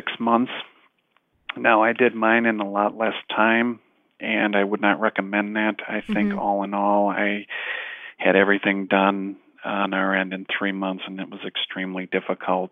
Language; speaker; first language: English; native; English